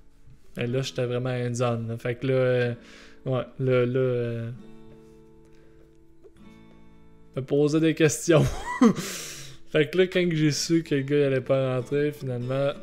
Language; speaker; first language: French; native; French